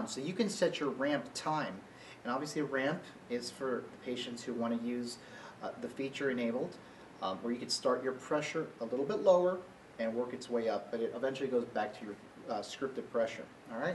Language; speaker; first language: English; native; English